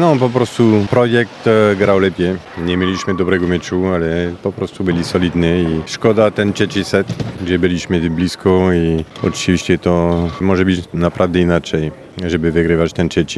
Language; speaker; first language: Polish; non-native, fluent; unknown